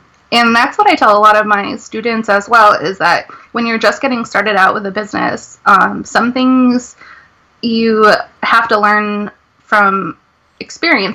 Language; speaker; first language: English; native; English